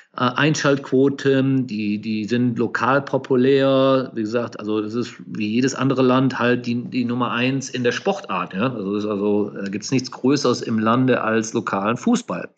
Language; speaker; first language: German; native; German